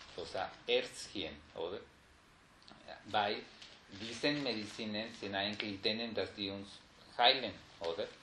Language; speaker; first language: German; non-native, fluent; Spanish